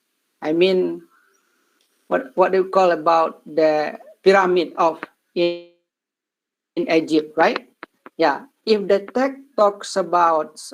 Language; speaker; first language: English; non-native, learner; Indonesian